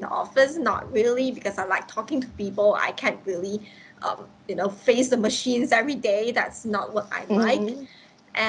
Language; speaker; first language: English; non-native, local second language; Cantonese